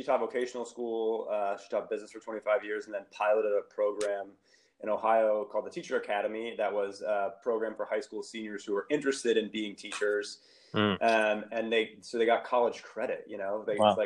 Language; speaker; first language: English; native; English